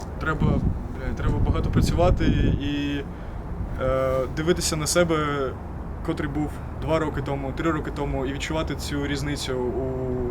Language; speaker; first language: Ukrainian; non-native, local second language; Russian